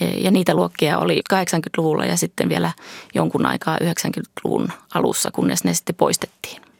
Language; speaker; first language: Finnish; early bilingual, heritage; Finnish